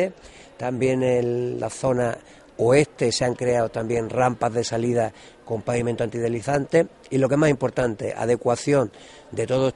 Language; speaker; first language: Spanish; native; Spanish